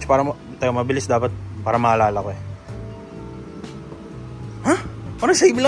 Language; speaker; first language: Filipino; native; Filipino